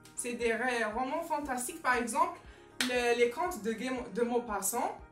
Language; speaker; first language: French; non-native, local second language; Arabic